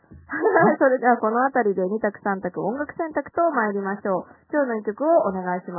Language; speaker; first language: Japanese; native; Japanese